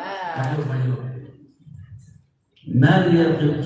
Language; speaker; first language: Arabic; non-native, fluent; Indonesian